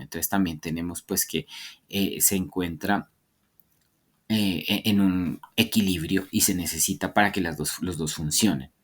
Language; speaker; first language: Spanish; native; Spanish